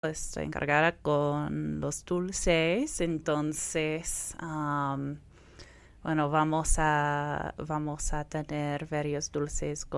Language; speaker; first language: Spanish; non-native, fluent; English